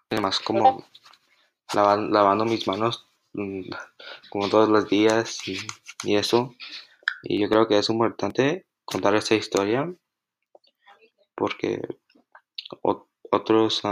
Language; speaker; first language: Spanish; early bilingual, heritage; Spanish